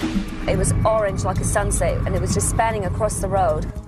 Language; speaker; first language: English; native; English